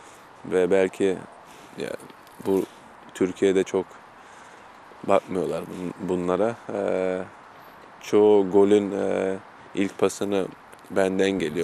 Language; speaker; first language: Turkish; early bilingual, heritage; German